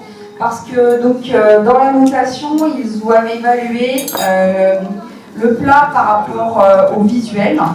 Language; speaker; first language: French; native; French